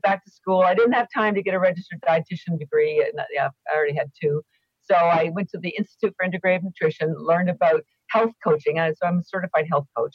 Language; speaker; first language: English; native; English